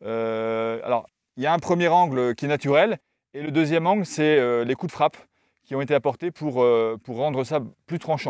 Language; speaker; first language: French; native; French